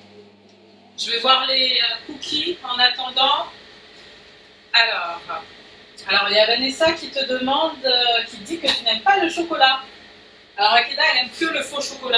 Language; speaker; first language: French; native; French